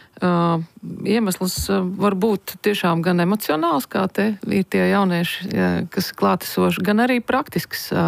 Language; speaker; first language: Latvian; native; Latvian